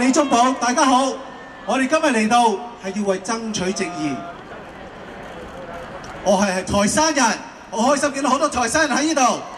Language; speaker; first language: Cantonese; non-native, local second language; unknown